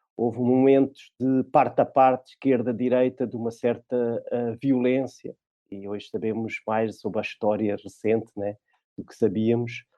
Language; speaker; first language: Portuguese; native; Portuguese